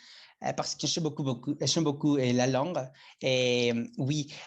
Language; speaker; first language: French; non-native, learner; Spanish